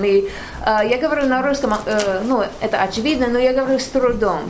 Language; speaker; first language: Russian; non-native, learner; English